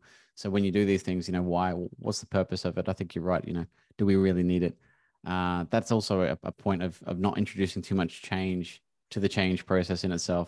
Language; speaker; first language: English; native; English